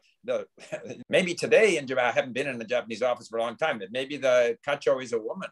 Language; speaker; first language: English; native; English